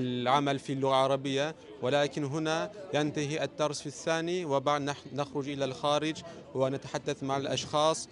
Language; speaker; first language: Arabic; non-native, learner; Turkish